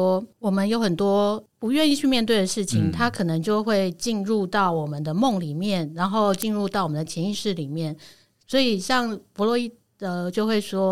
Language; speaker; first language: Chinese; native; Chinese